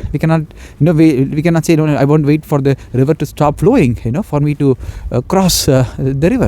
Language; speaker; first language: English; non-native, local second language; Tamil